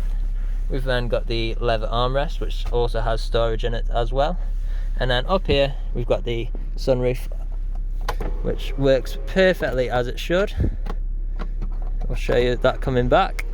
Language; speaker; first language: English; native; English